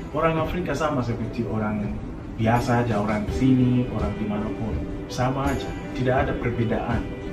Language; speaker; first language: Malay; non-native, fluent; Nyanja